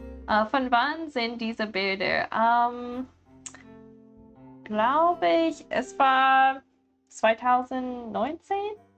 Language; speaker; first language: German; non-native, learner; English